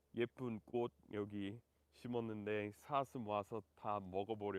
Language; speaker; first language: Korean; non-native, fluent; English